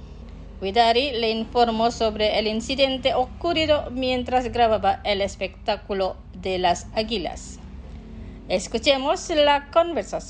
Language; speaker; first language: Spanish; non-native, fluent; Indonesian